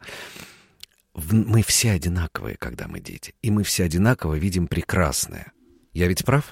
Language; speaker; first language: Russian; native; Russian